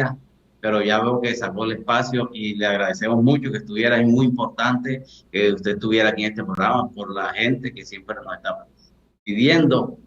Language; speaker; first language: Spanish; native; Spanish